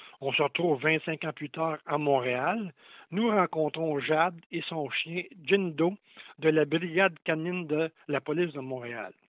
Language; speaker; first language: French; native; French